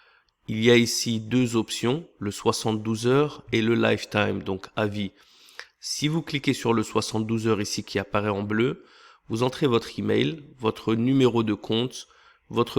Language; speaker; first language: French; native; French